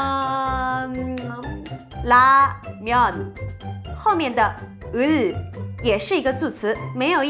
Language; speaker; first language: Chinese; non-native, fluent; Korean